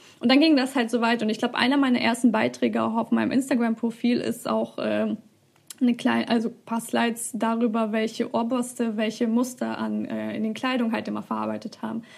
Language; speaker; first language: German; early bilingual, other home language; Russian